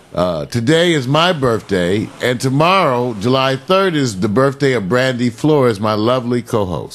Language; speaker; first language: English; native; English